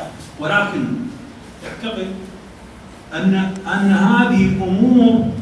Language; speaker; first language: Arabic; native; Arabic